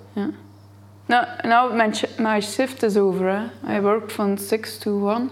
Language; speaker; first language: English; non-native, learner; Dutch